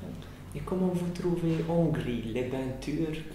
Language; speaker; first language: French; non-native, fluent; Hungarian